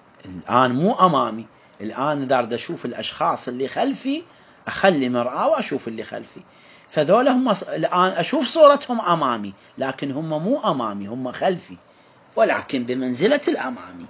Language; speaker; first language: Arabic; native; Arabic